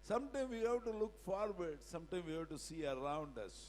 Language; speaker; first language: English; non-native, local second language; Tamil